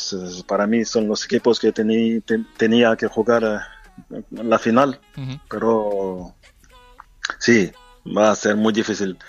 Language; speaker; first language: Spanish; non-native, fluent; French